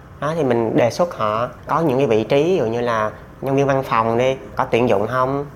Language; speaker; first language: Vietnamese; native; Vietnamese